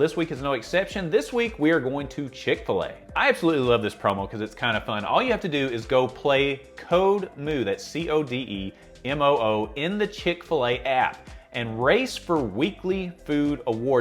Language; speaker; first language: English; native; English